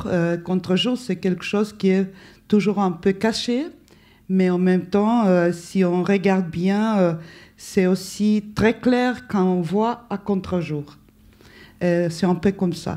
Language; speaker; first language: French; non-native, fluent; Spanish